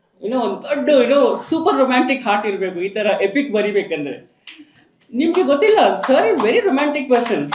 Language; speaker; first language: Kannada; non-native, local second language; Urdu